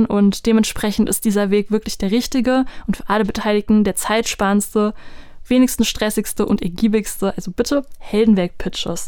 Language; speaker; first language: German; native; German